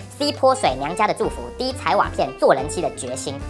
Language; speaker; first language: Chinese; native; Chinese